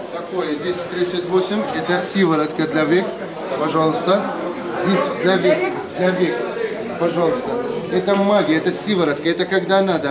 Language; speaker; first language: Russian; non-native, learner; Arabic